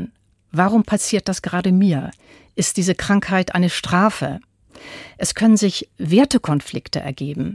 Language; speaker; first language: German; native; German